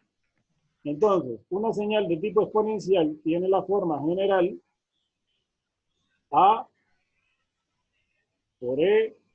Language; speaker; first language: Spanish; native; Spanish